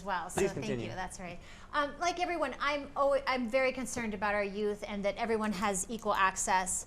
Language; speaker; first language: English; native; English